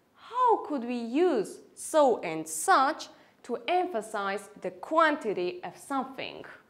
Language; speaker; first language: English; non-native, fluent; Armenian